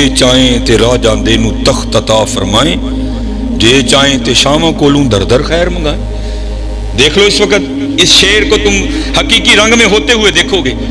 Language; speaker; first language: Urdu; non-native, local second language; Punjabi